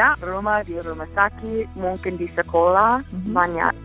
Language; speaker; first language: Indonesian; non-native, fluent; English